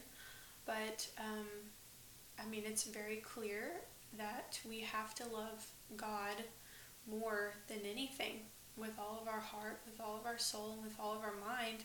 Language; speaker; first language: English; native; English